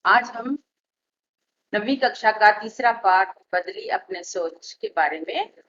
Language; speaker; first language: Hindi; non-native, local second language; Telugu